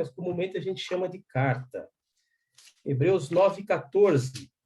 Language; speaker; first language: Portuguese; native; Portuguese